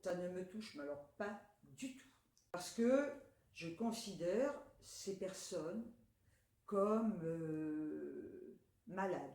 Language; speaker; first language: French; native; French